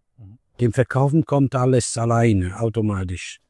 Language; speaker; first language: German; non-native, fluent; Italian